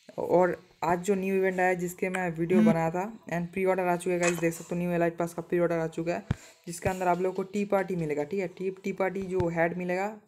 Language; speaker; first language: Hindi; non-native, local second language; Bangla